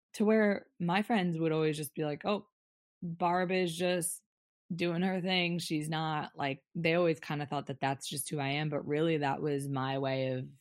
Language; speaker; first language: English; native; English